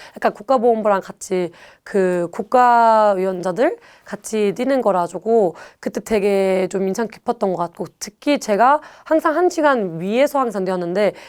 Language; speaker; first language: Korean; non-native, fluent; German